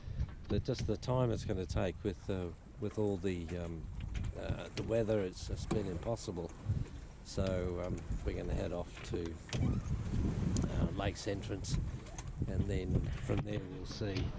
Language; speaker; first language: English; native; English